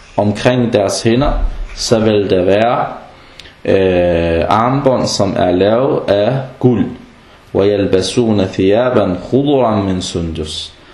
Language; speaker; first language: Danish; non-native, fluent; Arabic